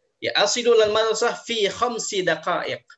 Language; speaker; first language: Arabic; non-native, fluent; Indonesian